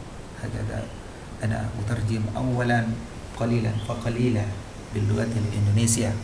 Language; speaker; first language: Arabic; non-native, fluent; Indonesian